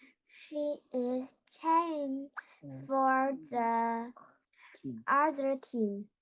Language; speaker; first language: English; non-native, learner; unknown